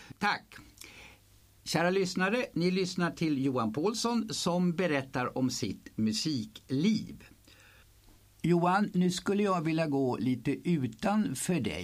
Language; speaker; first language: Swedish; native; Swedish